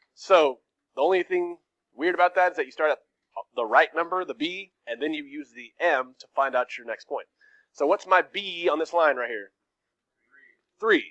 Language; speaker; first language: English; native; English